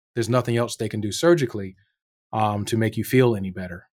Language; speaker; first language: English; native; English